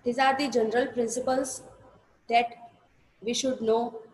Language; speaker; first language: English; non-native, local second language; Gujarati